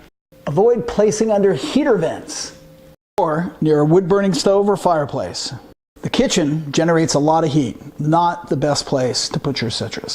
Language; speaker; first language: English; native; English